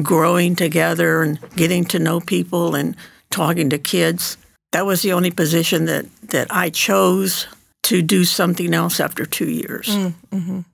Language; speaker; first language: English; early bilingual, other home language; Spanish